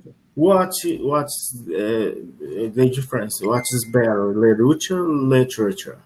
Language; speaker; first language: English; non-native, learner; Portuguese